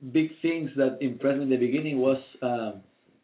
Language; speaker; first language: English; non-native, fluent; Spanish